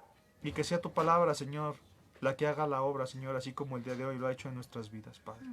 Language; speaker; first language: Spanish; native; Spanish